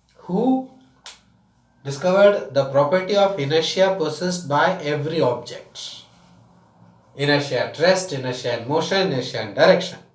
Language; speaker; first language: English; non-native, local second language; Tamil